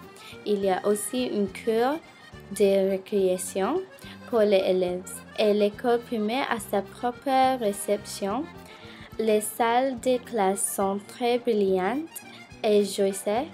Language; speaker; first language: French; non-native, learner; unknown